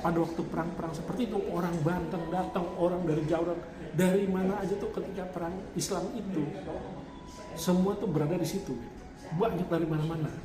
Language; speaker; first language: Indonesian; native; Indonesian